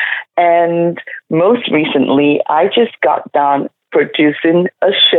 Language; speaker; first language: English; non-native, local second language; Igbo